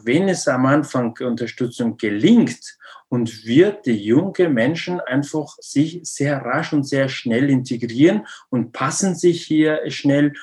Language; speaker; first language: German; non-native, learner; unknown